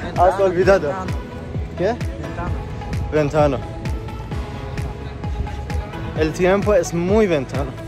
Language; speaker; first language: Spanish; non-native, learner; Persian